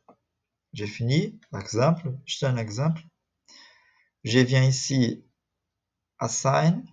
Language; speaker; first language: French; non-native, fluent; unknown